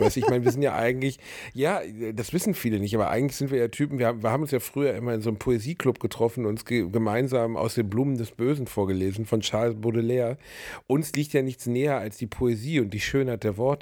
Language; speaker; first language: German; native; German